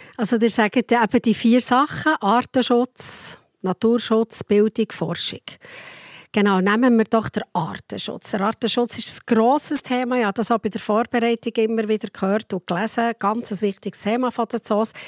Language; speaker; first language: German; native; German